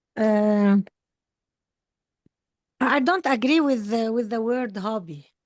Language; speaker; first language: English; non-native, learner; Arabic